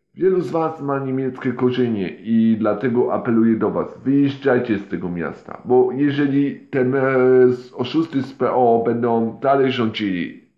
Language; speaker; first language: Polish; non-native, fluent; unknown